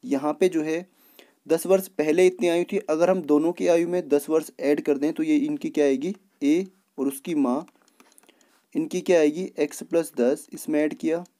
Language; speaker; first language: Hindi; native; Hindi